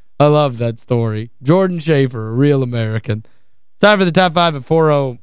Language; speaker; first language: English; native; English